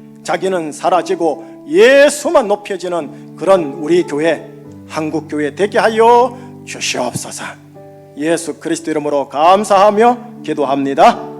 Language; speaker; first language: Korean; native; Korean